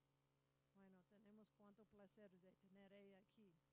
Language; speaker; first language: Spanish; non-native, learner; English